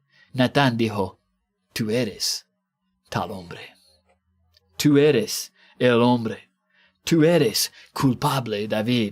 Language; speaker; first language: Spanish; non-native, fluent; English